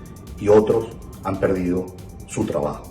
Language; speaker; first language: Spanish; native; Spanish